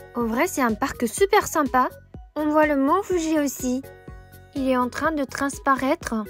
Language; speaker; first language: French; non-native, fluent; Japanese